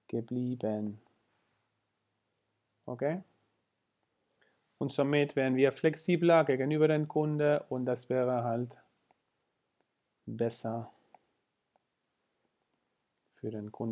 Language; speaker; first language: German; non-native, fluent; Spanish